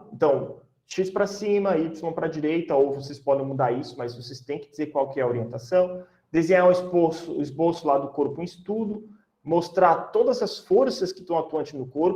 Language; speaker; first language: Portuguese; native; Portuguese